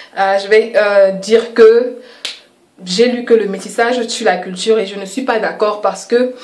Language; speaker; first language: French; native; French